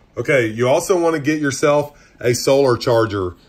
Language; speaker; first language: English; native; English